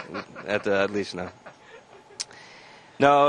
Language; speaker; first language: Russian; non-native, fluent; English